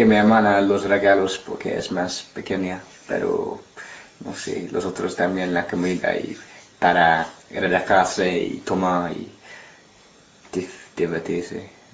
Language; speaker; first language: Spanish; non-native, learner; English